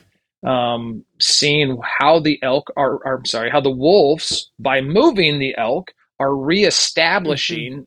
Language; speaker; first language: English; native; English